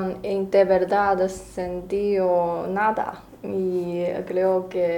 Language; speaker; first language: Spanish; non-native, learner; Chinese